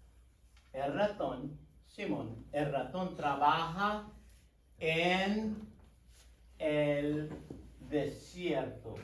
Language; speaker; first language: Spanish; non-native, fluent; English